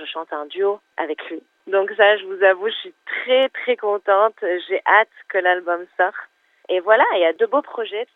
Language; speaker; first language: French; non-native, fluent; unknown